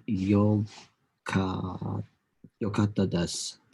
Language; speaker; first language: Japanese; non-native, learner; English